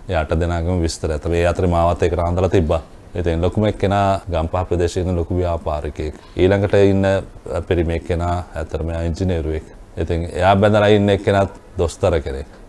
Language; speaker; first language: Sinhala; non-native, local second language; Tamil